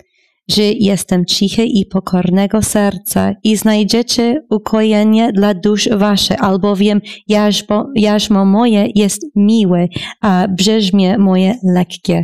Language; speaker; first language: Polish; non-native, fluent; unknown